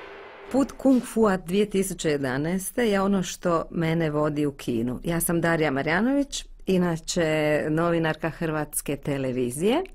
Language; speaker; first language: Bosnian; native; Bosnian